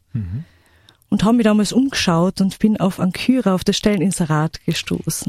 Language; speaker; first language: German; native; German